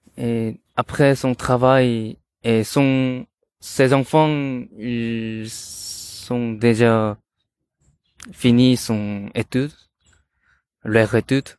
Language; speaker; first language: French; non-native, learner; Korean